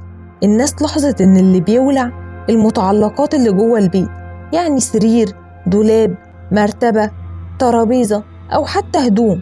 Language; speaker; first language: Arabic; native; Arabic